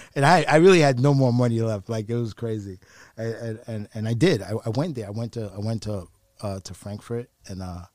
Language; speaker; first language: English; native; English